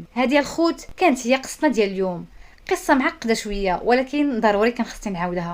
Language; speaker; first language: Arabic; native; Arabic